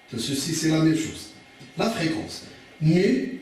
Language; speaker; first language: French; non-native, local second language; Arabic